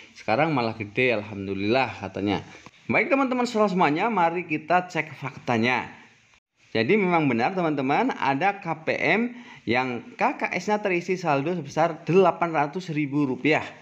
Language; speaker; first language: Indonesian; native; Indonesian